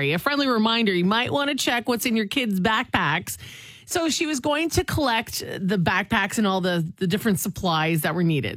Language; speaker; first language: English; native; English